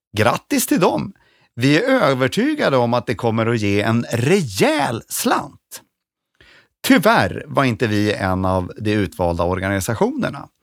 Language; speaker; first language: Swedish; native; Swedish